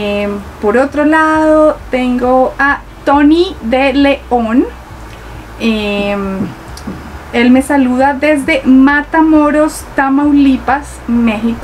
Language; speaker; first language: Spanish; native; Spanish